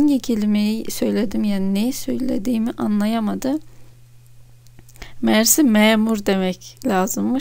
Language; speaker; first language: Turkish; non-native, fluent; Russian